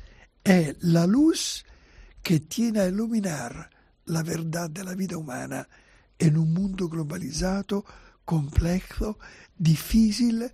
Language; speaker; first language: Spanish; non-native, fluent; Italian